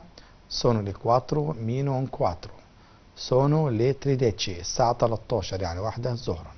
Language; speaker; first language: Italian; non-native, fluent; Arabic